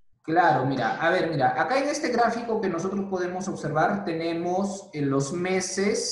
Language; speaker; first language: Spanish; native; Spanish